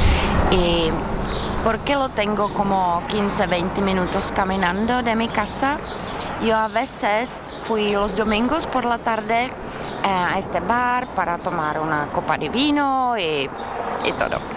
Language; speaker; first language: Spanish; non-native, learner; Czech